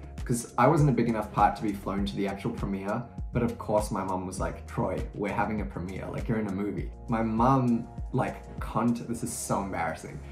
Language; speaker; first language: English; native; English